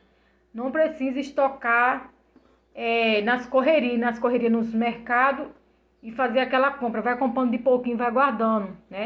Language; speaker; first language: Portuguese; native; Portuguese